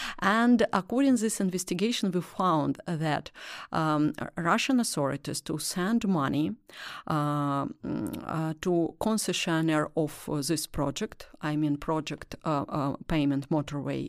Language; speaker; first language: English; non-native, learner; Russian